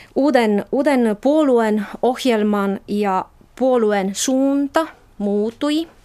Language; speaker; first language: Finnish; non-native, fluent; Romanian